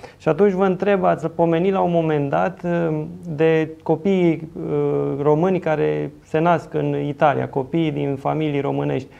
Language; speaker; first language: Romanian; native; Romanian